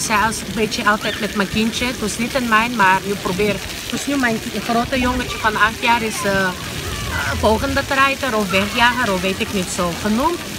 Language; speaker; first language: Dutch; non-native, learner; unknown